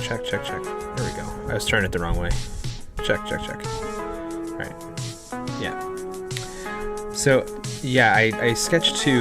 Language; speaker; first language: English; native; English